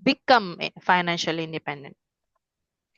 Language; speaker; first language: English; non-native, local second language; Hindi